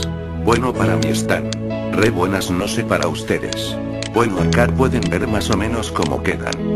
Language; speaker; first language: Spanish; native; Spanish